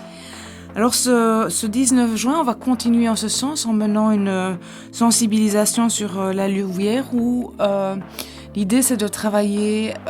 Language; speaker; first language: French; native; French